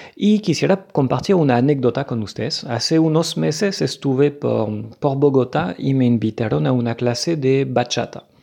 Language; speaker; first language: Spanish; non-native, fluent; French